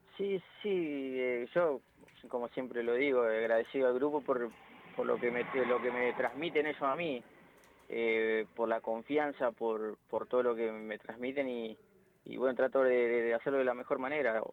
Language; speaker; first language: Spanish; native; Spanish